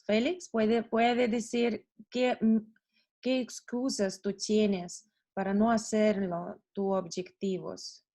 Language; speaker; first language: Spanish; non-native, learner; Russian